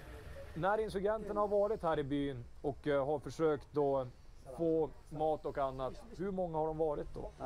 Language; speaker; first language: Swedish; native; Swedish